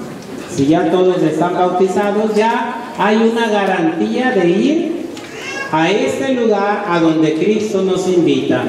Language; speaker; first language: Spanish; native; Spanish